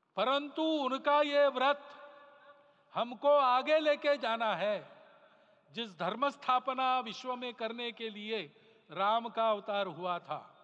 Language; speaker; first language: Hindi; non-native, local second language; Marathi